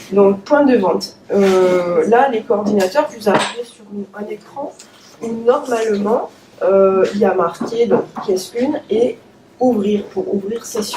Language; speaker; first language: French; native; French